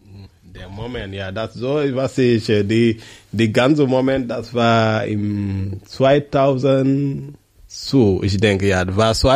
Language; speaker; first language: German; non-native, learner; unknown